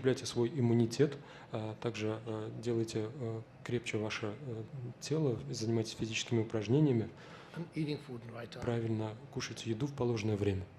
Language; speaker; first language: Russian; native; Russian